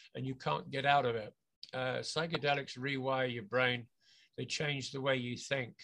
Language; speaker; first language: English; native; English